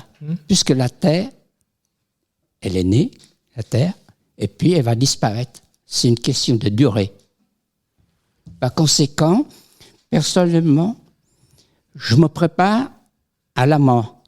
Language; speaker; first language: French; non-native, fluent; Vietnamese